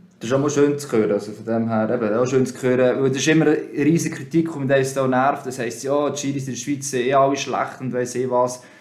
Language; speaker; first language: German; native; German